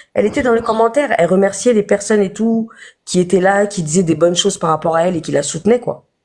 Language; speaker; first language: French; early bilingual, other home language; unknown